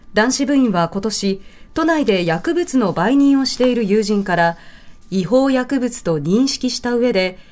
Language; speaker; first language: Japanese; native; Japanese